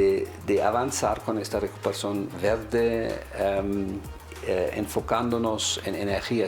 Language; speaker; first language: Spanish; non-native, fluent; German